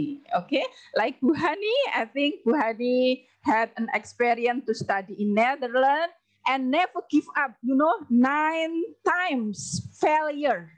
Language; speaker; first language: English; non-native, learner; Indonesian